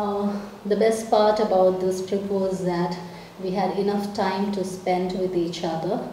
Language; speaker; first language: English; non-native, local second language; Malayalam